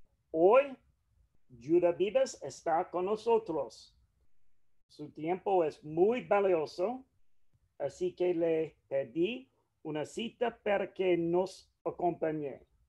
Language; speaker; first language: Spanish; non-native, fluent; English